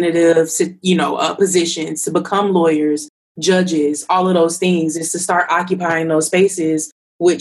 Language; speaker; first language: English; native; English